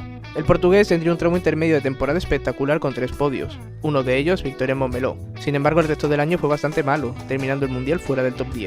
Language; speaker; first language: Spanish; native; Spanish